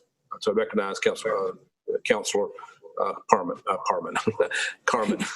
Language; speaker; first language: English; native; English